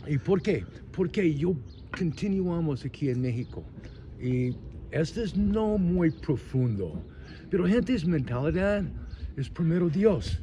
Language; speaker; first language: Spanish; non-native, learner; English